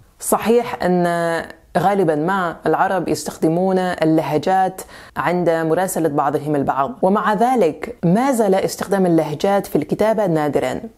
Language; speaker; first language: Arabic; non-native, fluent; French